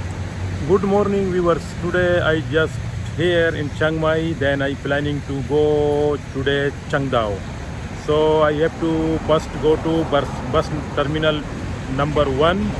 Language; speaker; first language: English; non-native, learner; Urdu